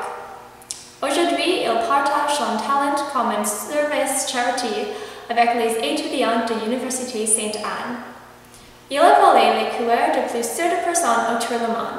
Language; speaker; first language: French; non-native, learner; English